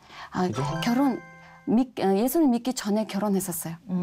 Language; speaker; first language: Korean; non-native, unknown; Mongolian